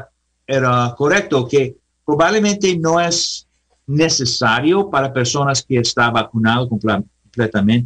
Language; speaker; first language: Spanish; non-native, learner; English